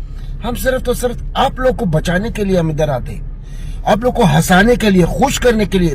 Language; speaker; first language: Hindi; non-native, fluent; Arabic